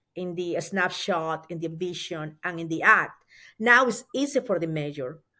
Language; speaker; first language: English; non-native, fluent; Spanish